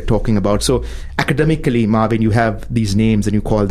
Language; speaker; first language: English; non-native, local second language; Sinhala